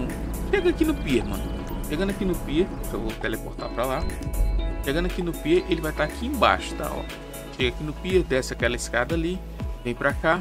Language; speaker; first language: Portuguese; native; Portuguese